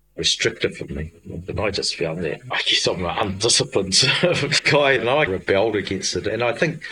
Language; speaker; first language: English; native; English